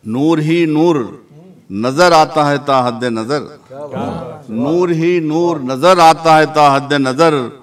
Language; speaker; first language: Hindi; non-native, local second language; Urdu